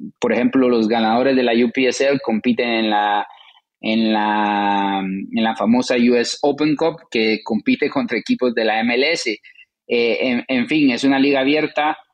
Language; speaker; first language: Spanish; native; Spanish